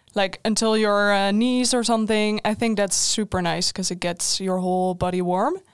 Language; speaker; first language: English; non-native, fluent; Dutch